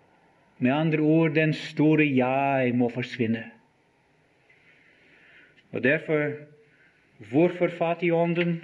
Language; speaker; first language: Norwegian; non-native, fluent; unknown